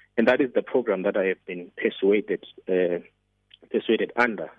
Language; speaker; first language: English; non-native, local second language; Xhosa